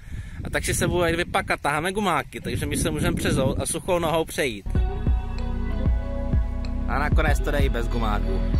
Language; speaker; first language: Czech; native; Czech